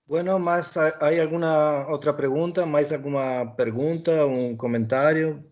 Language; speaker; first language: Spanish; non-native, learner; Portuguese